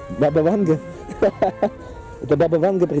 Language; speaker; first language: Russian; native; Russian